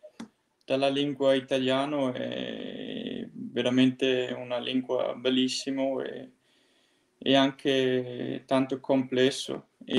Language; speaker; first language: Italian; non-native, fluent; Danish